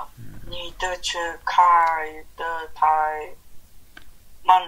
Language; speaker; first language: Chinese; non-native, learner; Mongolian